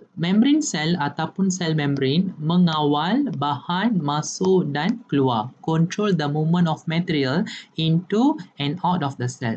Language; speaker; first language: Malay; non-native, local second language; Tamil